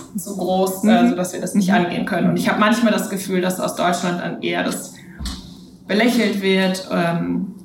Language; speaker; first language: German; native; German